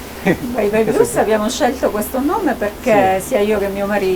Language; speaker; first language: Italian; native; Italian